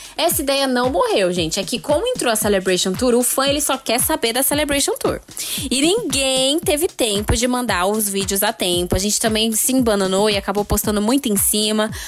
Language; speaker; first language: Portuguese; native; Portuguese